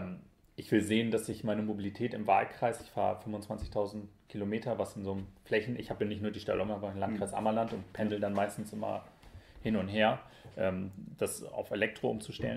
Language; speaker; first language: German; native; German